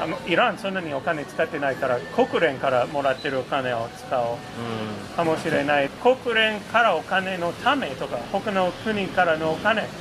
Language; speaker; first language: Japanese; non-native, fluent; English